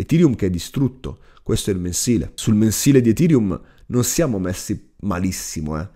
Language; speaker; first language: Italian; native; Italian